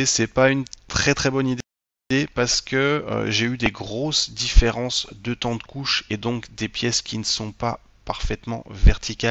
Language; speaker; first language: French; native; French